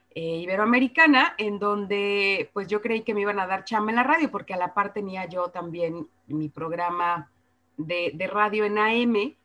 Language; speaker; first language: Spanish; native; Spanish